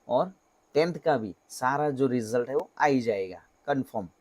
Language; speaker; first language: Hindi; non-native, local second language; Gujarati